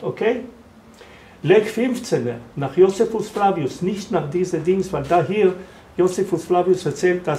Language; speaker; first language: German; non-native, learner; Hebrew